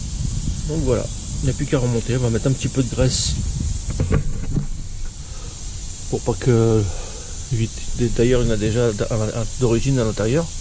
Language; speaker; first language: French; native; French